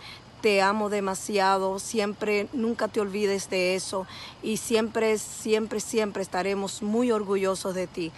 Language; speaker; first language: Spanish; native; Spanish